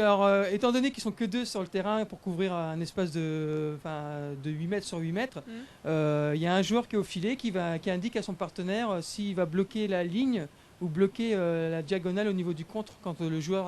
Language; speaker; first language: French; native; French